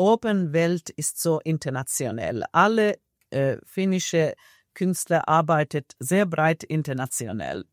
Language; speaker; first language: German; non-native, fluent; Finnish